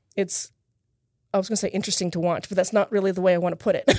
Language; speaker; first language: English; native; English